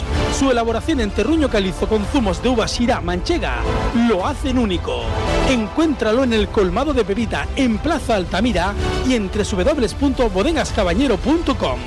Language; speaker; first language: Spanish; native; Spanish